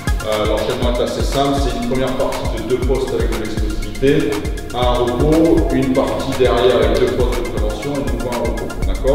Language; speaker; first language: French; native; French